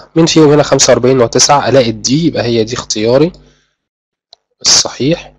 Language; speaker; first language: Arabic; native; Arabic